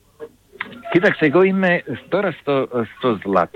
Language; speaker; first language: Greek; non-native, fluent; Serbian